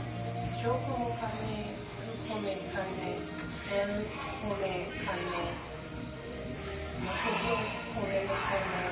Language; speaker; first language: Spanish; non-native, learner; English